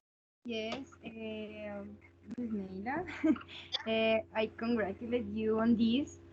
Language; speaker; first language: English; non-native, learner; Spanish